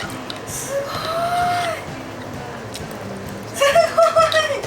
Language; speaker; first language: Japanese; native; Japanese